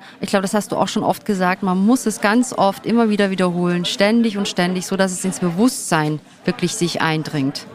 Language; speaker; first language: German; early bilingual, other home language; Turkish